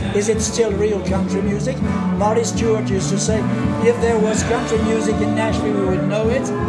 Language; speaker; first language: English; non-native, fluent; French